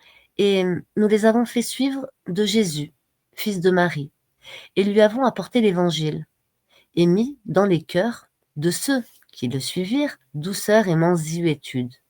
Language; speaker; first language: French; native; French